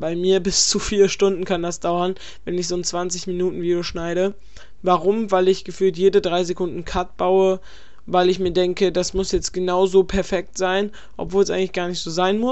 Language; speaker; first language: German; native; German